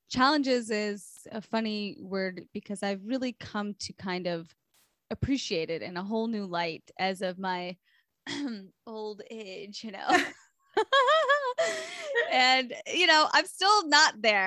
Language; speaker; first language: English; native; English